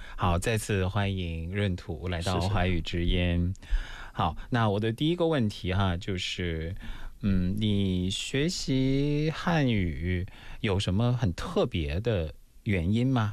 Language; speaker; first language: Chinese; native; Chinese